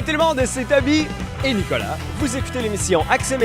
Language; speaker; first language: French; native; French